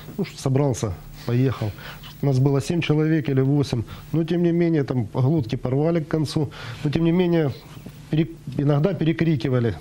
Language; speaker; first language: Russian; native; Russian